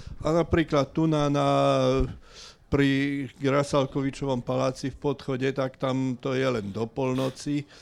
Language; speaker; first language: Slovak; native; Slovak